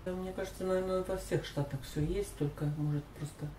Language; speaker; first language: Russian; native; Russian